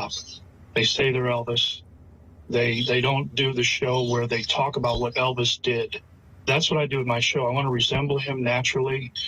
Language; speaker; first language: English; native; English